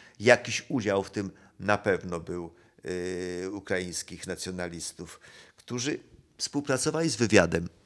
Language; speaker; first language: Polish; native; Polish